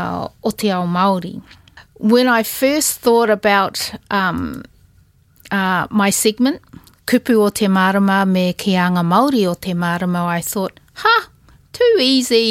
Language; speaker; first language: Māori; non-native, learner; English